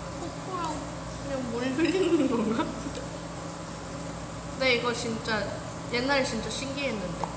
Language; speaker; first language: Korean; non-native, fluent; Thai